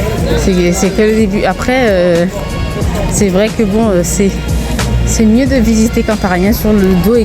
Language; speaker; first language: French; native; French